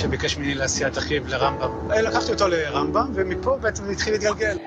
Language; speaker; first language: Hebrew; native; Hebrew